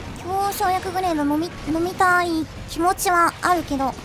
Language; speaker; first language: Japanese; native; Japanese